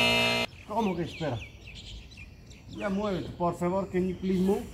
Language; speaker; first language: Spanish; non-native, learner; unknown